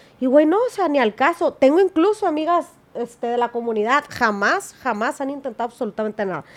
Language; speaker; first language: Spanish; native; Spanish